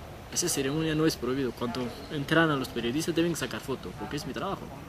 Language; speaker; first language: Spanish; non-native, learner; Persian